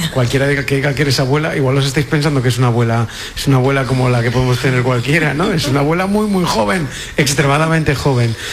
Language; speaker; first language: Spanish; native; Spanish